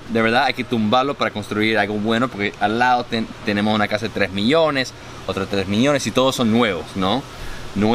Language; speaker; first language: Spanish; early bilingual, heritage; Spanish